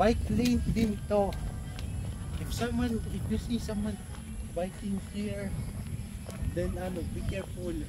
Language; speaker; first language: English; non-native, local second language; Filipino